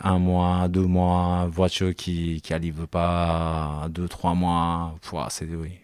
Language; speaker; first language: French; non-native, learner; Japanese